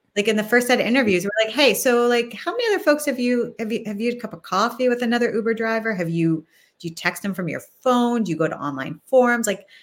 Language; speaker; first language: English; native; English